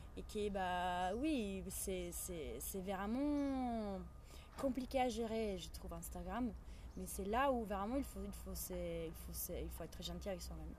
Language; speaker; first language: French; non-native, fluent; Italian